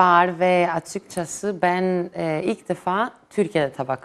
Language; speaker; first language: Turkish; non-native, fluent; Greek